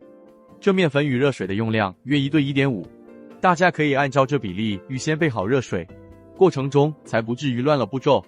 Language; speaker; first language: Chinese; native; Chinese